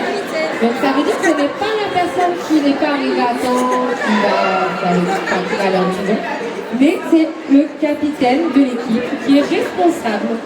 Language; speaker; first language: French; native; French